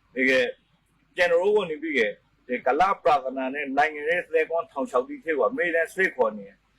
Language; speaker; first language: Burmese; native; Burmese